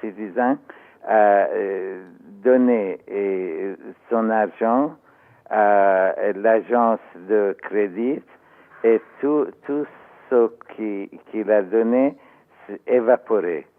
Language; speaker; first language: French; non-native, learner; Persian